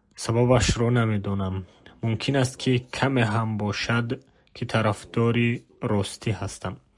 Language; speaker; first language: Tajik; non-native, local second language; Shughni